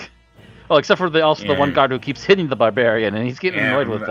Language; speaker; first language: English; native; English